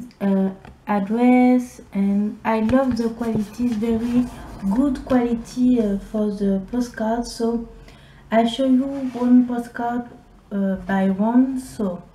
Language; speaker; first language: English; non-native, learner; French